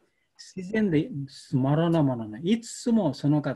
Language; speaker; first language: Japanese; non-native, fluent; Bangla